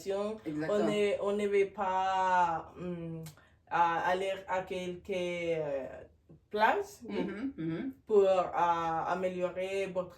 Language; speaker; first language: French; non-native, learner; Spanish